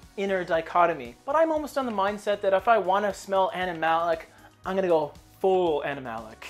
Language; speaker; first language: English; native; English